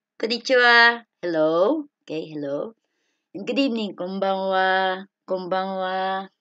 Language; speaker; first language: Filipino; native; Filipino